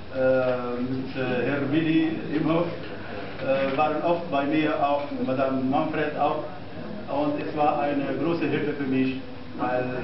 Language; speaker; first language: German; non-native, learner; Arabic